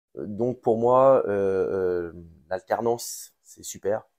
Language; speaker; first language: French; native; French